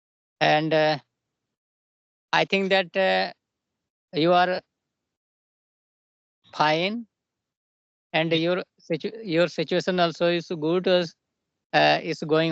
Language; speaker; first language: English; non-native, local second language; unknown